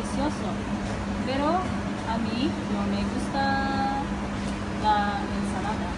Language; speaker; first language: Spanish; non-native, learner; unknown